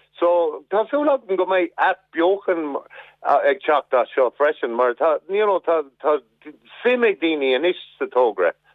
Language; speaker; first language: Irish; non-native, local second language; English